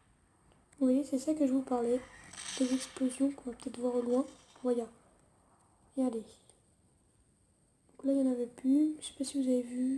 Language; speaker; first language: French; native; French